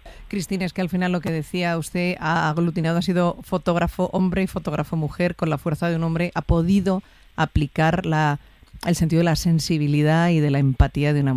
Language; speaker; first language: Spanish; native; Spanish